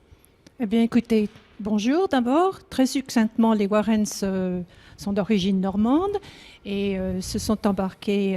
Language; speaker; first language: French; native; French